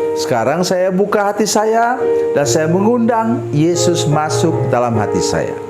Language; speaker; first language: Indonesian; native; Indonesian